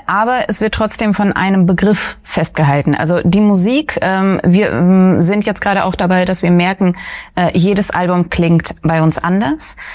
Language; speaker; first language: German; early bilingual, other home language; Russian